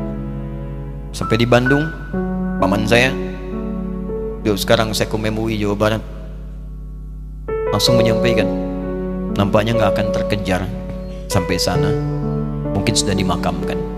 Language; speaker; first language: Indonesian; native; Indonesian